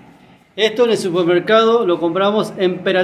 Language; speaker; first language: Spanish; native; Spanish